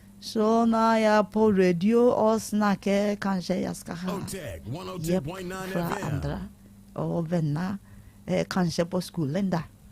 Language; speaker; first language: Norwegian; non-native, learner; Akan